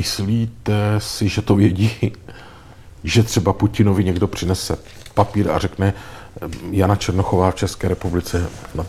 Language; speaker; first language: Czech; native; Czech